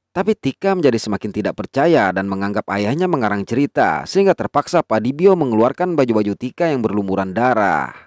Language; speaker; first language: Indonesian; native; Indonesian